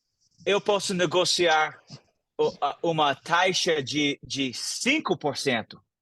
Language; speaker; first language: Portuguese; non-native, fluent; English